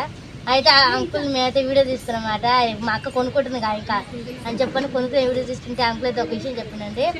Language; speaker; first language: Telugu; native; Telugu